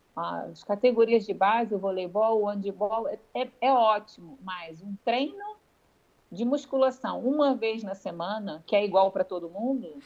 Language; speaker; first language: Portuguese; native; Portuguese